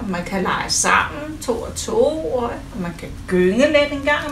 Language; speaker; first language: Danish; native; Danish